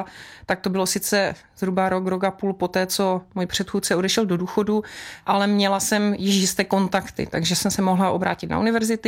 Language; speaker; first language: Czech; native; Czech